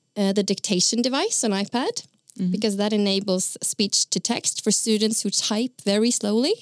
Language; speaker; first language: English; non-native, fluent; Norwegian